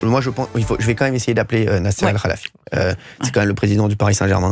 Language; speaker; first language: French; native; French